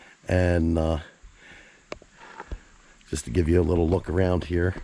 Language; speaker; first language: English; native; English